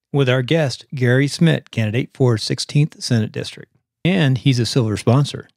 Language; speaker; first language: English; native; English